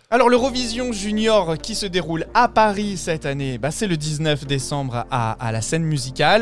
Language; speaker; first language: French; native; French